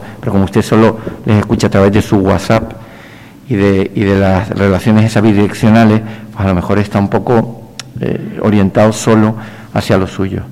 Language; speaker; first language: Spanish; native; Spanish